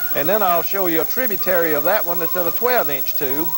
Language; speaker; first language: English; native; English